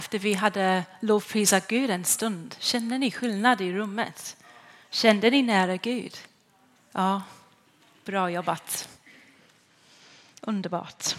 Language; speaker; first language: Swedish; non-native, fluent; English